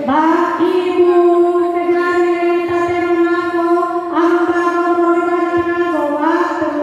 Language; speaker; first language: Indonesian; non-native, local second language; Nias